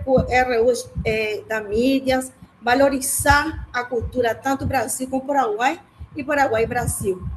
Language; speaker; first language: Portuguese; non-native, learner; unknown